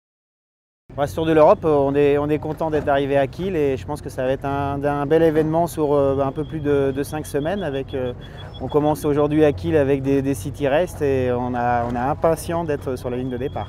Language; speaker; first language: French; native; French